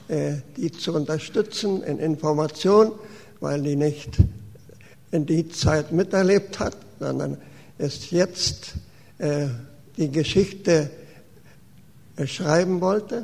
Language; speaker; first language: German; early bilingual, heritage; German